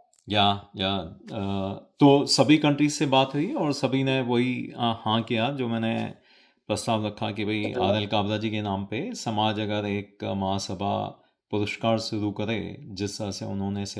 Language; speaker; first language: Hindi; native; Hindi